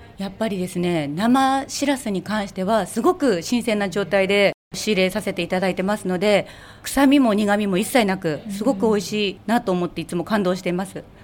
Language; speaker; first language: Japanese; native; Japanese